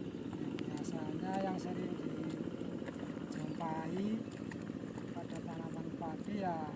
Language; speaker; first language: Indonesian; non-native, local second language; Javanese